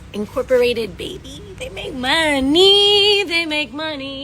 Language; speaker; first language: English; native; English